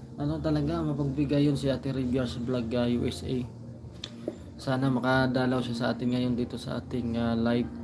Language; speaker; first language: Filipino; non-native, local second language; Cebuano